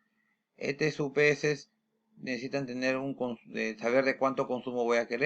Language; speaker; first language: Spanish; native; Spanish